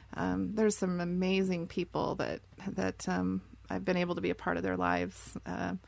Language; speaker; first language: English; native; English